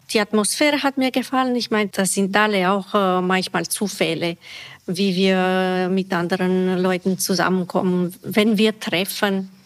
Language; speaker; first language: German; non-native, fluent; Romanian